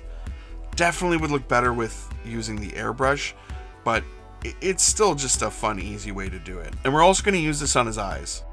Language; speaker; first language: English; native; English